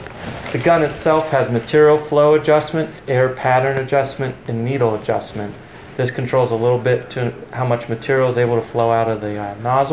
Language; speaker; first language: English; native; English